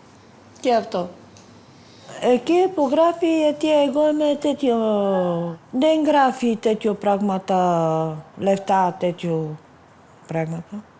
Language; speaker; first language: Greek; non-native, learner; Bulgarian